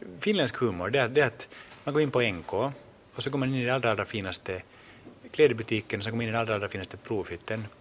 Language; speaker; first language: Swedish; native; Swedish